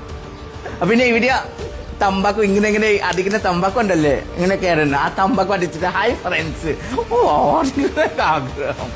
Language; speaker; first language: Malayalam; non-native, fluent; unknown